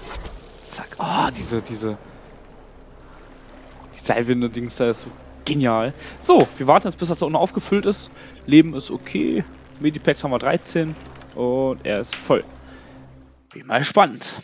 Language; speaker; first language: German; native; German